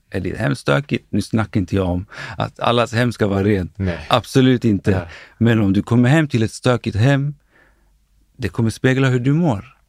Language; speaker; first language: Swedish; early bilingual, other home language; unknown